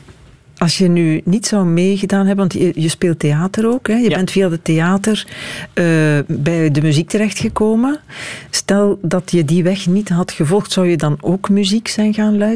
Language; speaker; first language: Dutch; native; Dutch